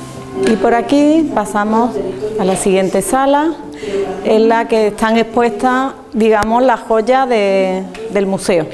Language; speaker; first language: Spanish; native; Spanish